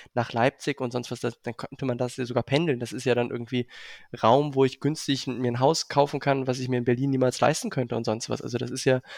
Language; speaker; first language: German; native; German